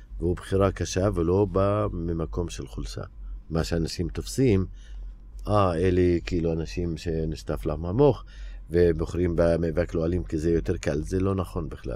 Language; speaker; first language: Hebrew; non-native, local second language; Arabic